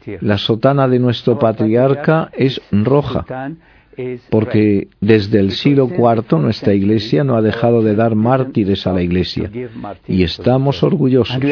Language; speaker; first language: Spanish; non-native, fluent; Arabic